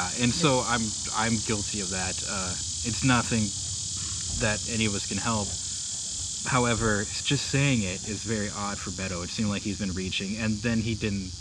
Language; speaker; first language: English; native; English